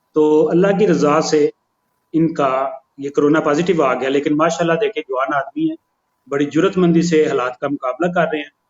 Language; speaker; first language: Urdu; non-native, local second language; Punjabi